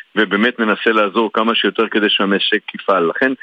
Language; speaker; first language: Hebrew; native; Hebrew